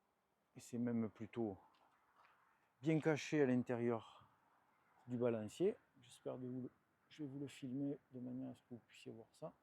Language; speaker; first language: French; native; French